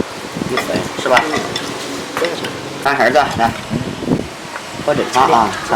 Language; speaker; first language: Chinese; native; Chinese